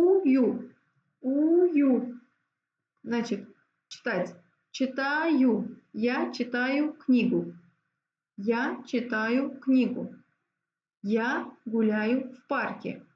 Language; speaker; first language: Russian; non-native, fluent; Azerbaijani